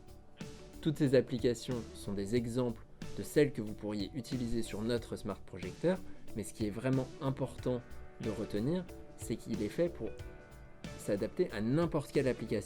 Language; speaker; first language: French; native; French